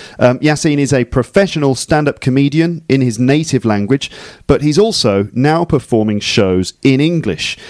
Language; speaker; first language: English; native; English